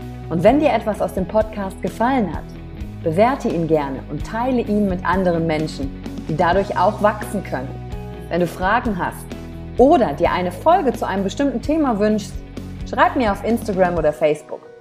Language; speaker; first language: German; native; German